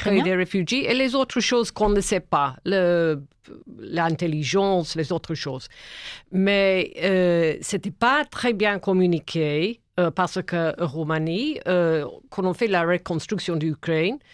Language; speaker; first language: French; non-native, fluent; English